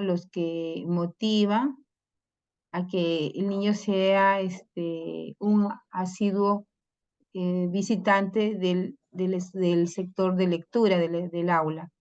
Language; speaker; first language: Spanish; native; Spanish